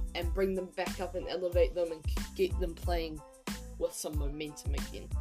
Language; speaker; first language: English; native; English